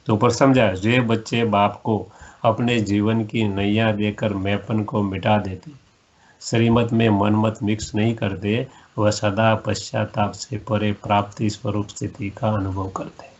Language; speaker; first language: Hindi; non-native, local second language; Gujarati